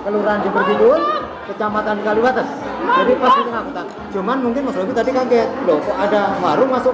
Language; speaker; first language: Indonesian; native; Indonesian